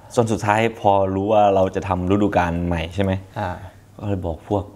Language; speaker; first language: Thai; native; Thai